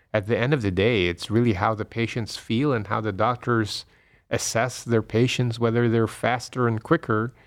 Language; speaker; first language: English; non-native, local second language; Filipino